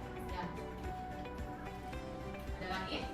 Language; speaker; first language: Indonesian; native; Indonesian